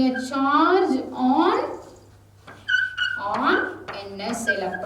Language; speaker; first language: English; non-native, local second language; Tamil